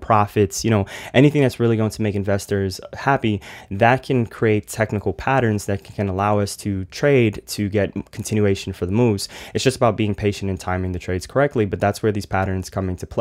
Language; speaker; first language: English; native; English